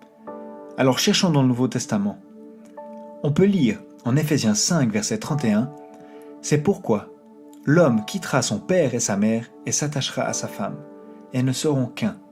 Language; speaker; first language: French; native; French